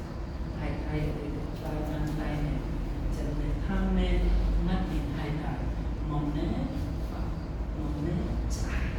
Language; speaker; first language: Vietnamese; non-native, learner; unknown